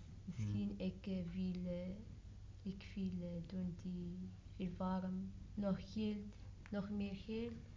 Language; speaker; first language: Dutch; non-native, learner; Arabic